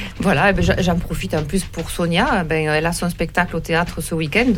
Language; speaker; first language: French; native; French